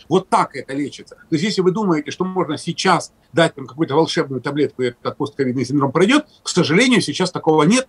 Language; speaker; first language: Russian; native; Russian